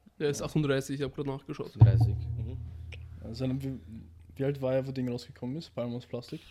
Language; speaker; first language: German; native; German